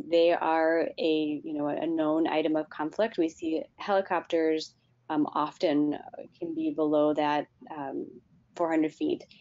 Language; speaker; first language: English; native; English